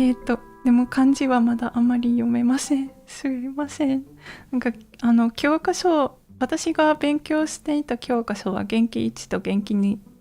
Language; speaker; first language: Japanese; non-native, learner; English